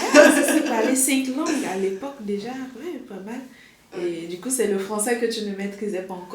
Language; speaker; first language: French; native; French